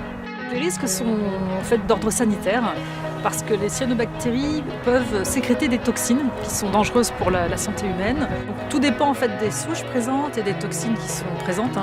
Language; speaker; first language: French; native; French